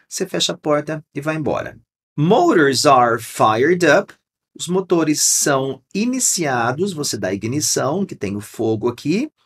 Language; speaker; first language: Portuguese; native; Portuguese